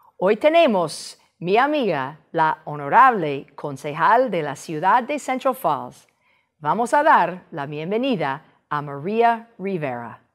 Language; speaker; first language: Spanish; non-native, fluent; English